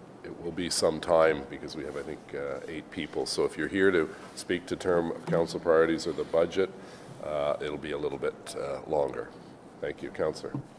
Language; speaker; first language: English; native; English